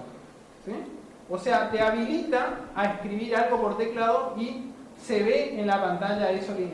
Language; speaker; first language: Spanish; native; Spanish